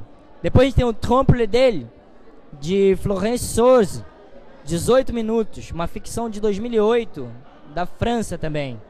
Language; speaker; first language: Portuguese; native; Portuguese